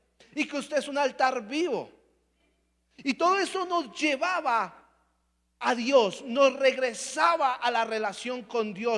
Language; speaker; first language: Spanish; native; Spanish